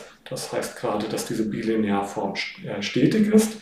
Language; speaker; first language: German; native; German